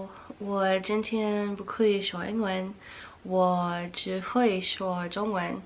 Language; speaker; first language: Chinese; non-native, learner; English